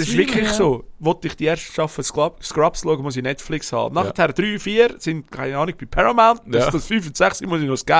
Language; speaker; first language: German; native; German